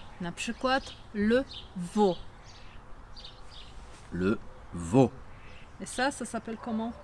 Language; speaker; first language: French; non-native, fluent; Polish